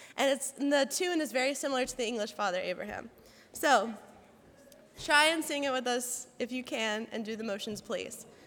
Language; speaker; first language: English; native; English